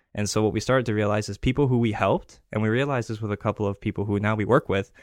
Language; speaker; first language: English; early bilingual, other home language; Greek